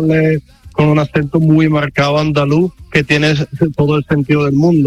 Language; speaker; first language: Spanish; non-native, fluent; Italian